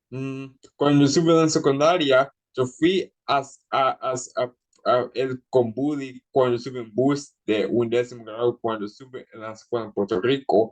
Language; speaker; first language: Spanish; early bilingual, heritage; Spanish